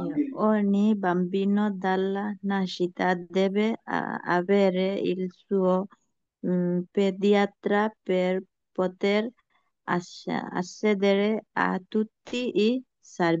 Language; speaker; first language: Italian; non-native, learner; Bangla